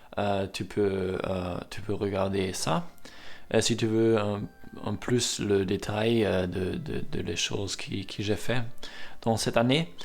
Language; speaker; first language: French; non-native, learner; German